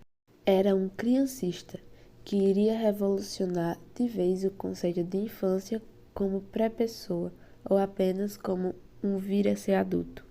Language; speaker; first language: Portuguese; native; Portuguese